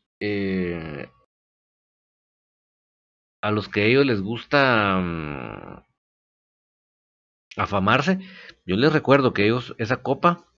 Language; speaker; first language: Spanish; native; Spanish